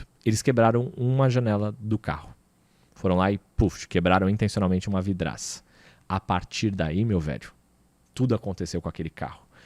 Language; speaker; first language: Portuguese; native; Portuguese